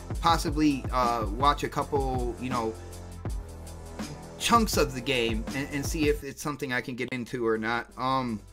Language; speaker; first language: English; native; English